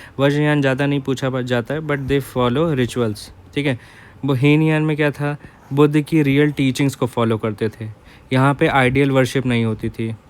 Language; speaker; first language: Hindi; native; Hindi